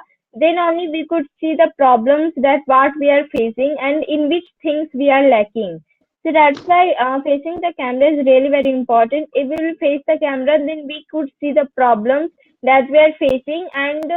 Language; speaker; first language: English; non-native, learner; Hindi